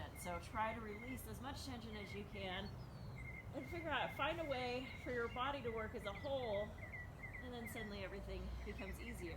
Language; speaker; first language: English; native; English